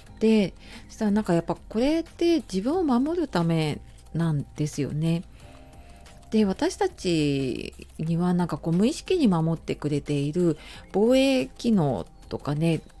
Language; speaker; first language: Japanese; native; Japanese